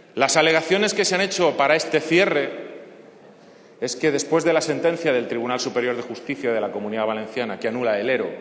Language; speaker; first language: Spanish; non-native, local second language; Catalan